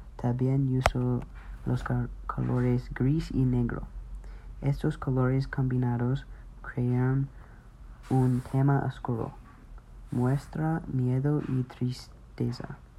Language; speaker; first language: Spanish; non-native, learner; English